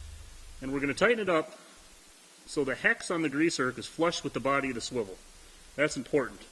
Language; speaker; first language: English; native; English